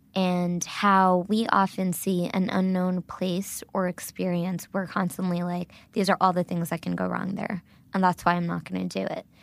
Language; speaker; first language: English; early bilingual, other home language; Gujarati